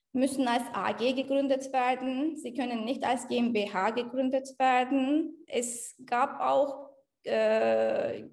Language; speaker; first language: German; non-native, fluent; Turkish